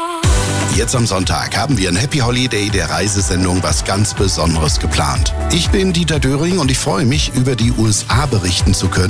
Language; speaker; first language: German; native; German